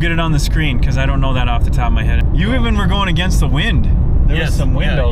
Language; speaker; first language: English; native; English